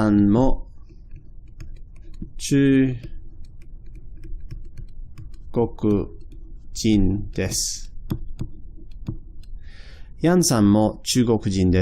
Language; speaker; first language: Japanese; non-native, fluent; English